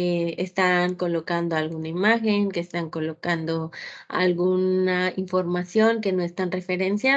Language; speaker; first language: Spanish; native; Spanish